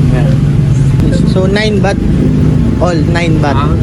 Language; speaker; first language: English; non-native, local second language; Filipino